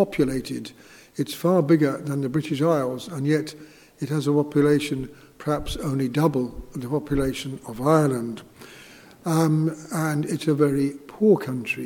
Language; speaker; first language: English; native; English